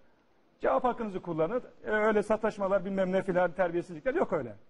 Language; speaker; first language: Turkish; native; Turkish